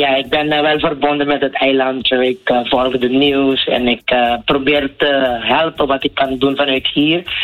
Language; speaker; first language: Dutch; non-native, local second language; Papiamento